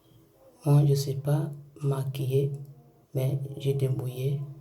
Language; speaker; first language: French; non-native, learner; English